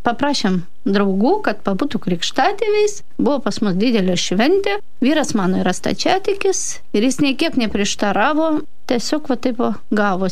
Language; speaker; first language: Lithuanian; non-native, fluent; Russian